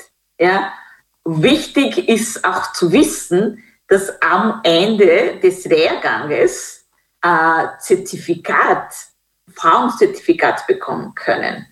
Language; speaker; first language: German; non-native, fluent; Kinyarwanda